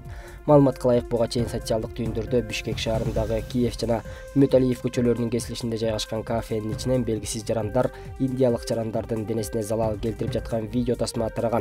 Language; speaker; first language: Kyrgyz; native; Kyrgyz